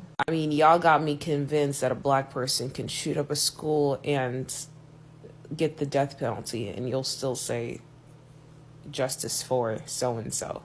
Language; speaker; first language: English; native; English